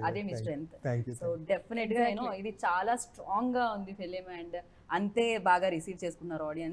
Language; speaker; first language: Telugu; native; Telugu